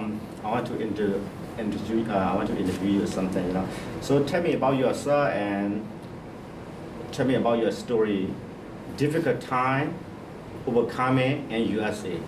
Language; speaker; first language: English; non-native, learner; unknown